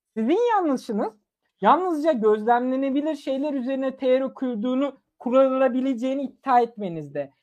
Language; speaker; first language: Turkish; early bilingual, other home language; German